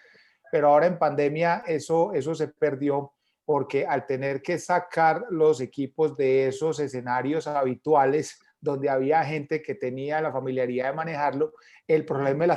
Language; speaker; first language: Spanish; native; Spanish